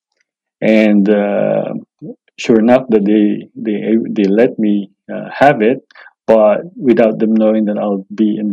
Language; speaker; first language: English; non-native, local second language; Filipino